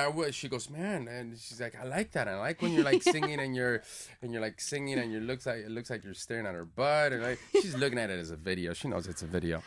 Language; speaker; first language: English; early bilingual, other home language; Spanish